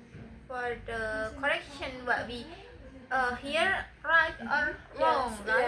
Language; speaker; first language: English; non-native, learner; Indonesian